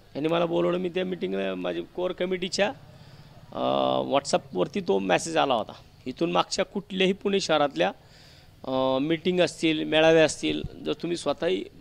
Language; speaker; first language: Marathi; native; Marathi